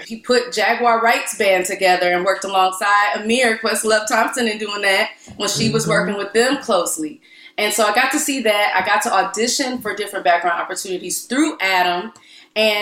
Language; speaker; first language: English; native; English